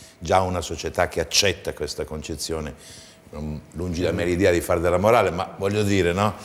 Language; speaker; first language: Italian; native; Italian